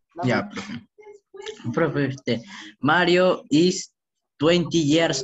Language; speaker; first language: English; non-native, learner; Spanish